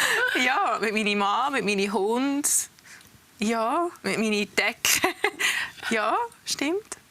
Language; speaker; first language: German; early bilingual, heritage; English